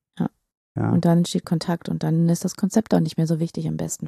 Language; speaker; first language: German; native; German